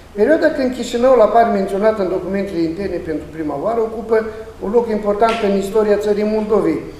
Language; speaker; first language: Romanian; native; Romanian